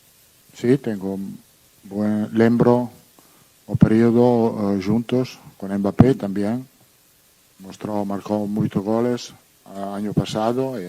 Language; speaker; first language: Spanish; non-native, learner; Portuguese